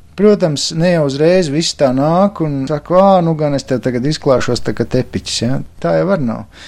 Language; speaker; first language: Latvian; native; Latvian